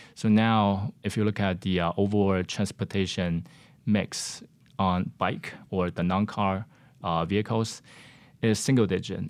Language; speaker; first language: English; non-native, fluent; Chinese